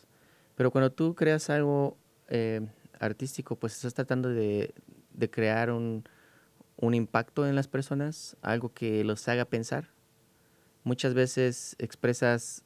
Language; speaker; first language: Spanish; native; Spanish